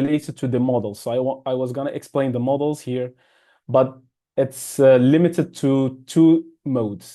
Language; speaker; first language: English; non-native, fluent; Arabic